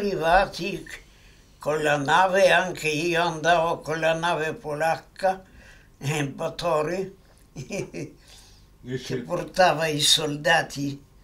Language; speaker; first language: Italian; non-native, fluent; Polish